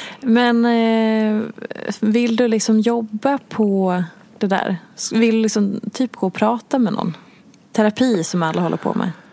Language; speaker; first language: Swedish; native; Swedish